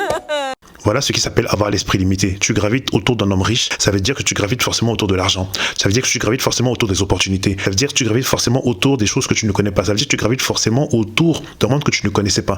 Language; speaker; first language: French; native; French